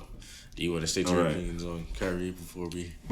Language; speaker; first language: English; native; English